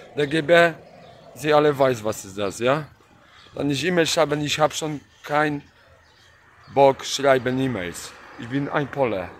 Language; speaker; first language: German; non-native, learner; Polish